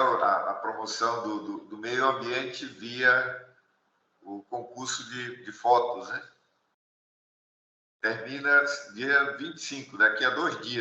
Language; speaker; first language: Portuguese; native; Portuguese